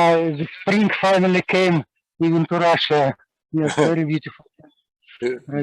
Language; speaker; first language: English; non-native, learner; Russian